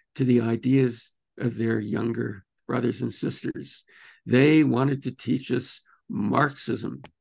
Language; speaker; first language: English; native; English